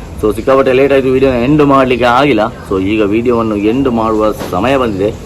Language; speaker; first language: Kannada; native; Kannada